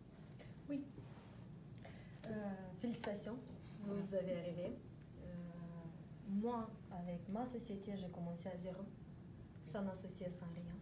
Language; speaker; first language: French; non-native, learner; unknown